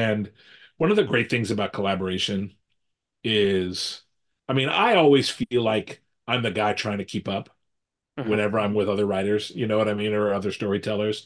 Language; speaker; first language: English; native; English